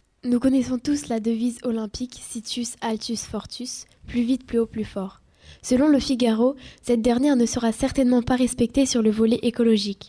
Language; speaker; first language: French; native; French